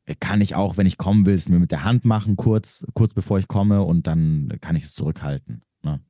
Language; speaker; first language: German; native; German